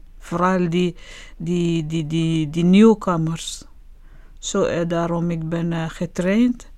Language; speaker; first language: Dutch; non-native, learner; Arabic